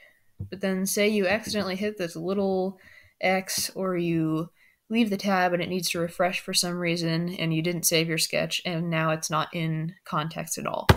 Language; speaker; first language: English; native; English